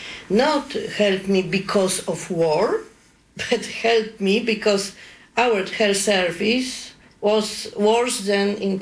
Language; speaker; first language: English; non-native, learner; Polish